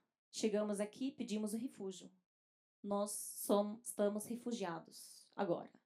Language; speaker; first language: Portuguese; non-native, fluent; Arabic